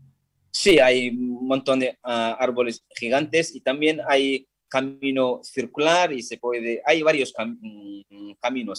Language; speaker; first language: Spanish; non-native, fluent; Sinhala